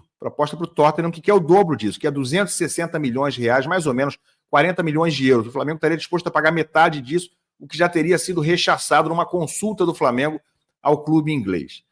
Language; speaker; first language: Portuguese; native; Portuguese